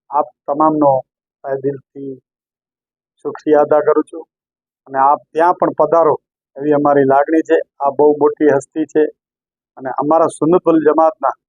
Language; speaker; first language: Gujarati; native; Gujarati